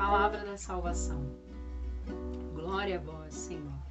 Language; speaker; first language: Portuguese; native; Portuguese